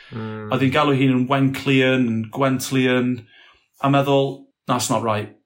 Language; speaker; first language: Welsh; non-native, local second language; English